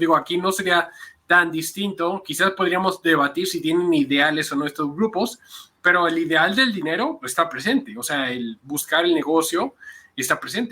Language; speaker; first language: Spanish; native; Spanish